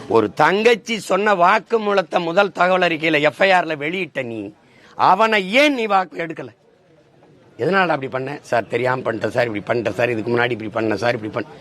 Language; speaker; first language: Tamil; native; Tamil